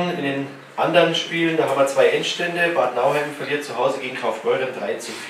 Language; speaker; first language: German; native; German